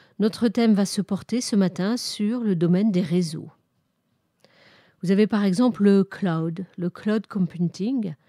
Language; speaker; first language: French; native; French